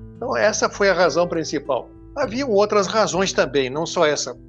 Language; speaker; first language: Portuguese; non-native, fluent; Hebrew